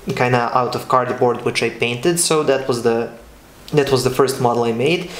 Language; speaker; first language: English; non-native, fluent; Serbian